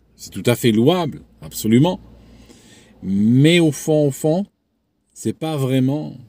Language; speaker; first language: French; non-native, local second language; Arabic